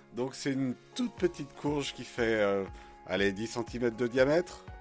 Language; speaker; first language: French; native; French